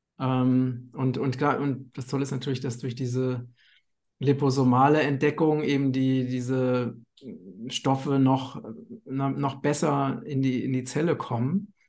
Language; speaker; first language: German; native; German